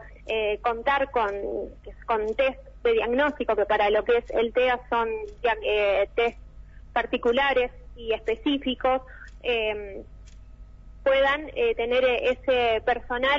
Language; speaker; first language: Spanish; native; Spanish